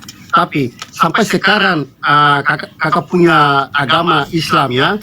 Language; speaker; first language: Indonesian; non-native, fluent; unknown